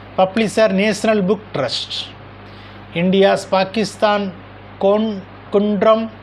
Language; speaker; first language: English; non-native, local second language; Tamil